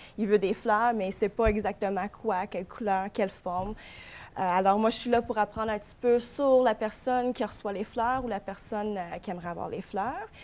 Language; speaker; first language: French; non-native, local second language; English